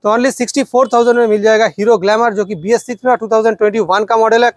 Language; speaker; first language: Hindi; non-native, local second language; Bangla